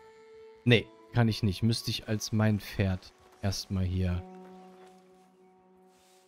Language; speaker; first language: German; native; German